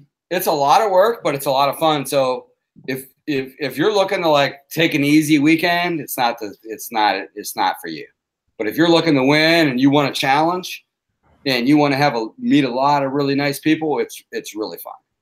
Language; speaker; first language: English; native; English